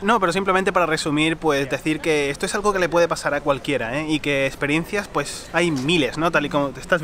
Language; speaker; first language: Spanish; native; Spanish